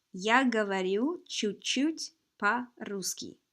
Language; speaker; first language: Russian; non-native, fluent; English